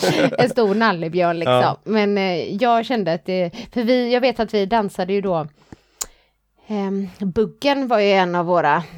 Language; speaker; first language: Swedish; native; Swedish